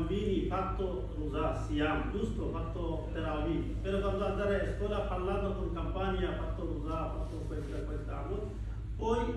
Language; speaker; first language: Italian; non-native, learner; Bangla